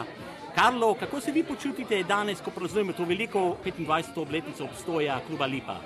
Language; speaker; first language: Slovenian; native; Slovenian